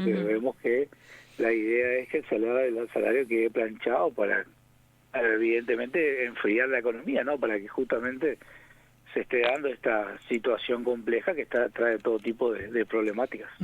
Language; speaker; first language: Spanish; native; Spanish